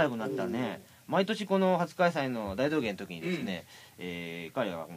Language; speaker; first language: Japanese; native; Japanese